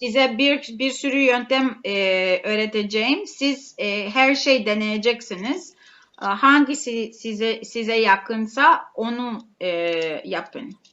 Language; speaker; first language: Turkish; non-native, learner; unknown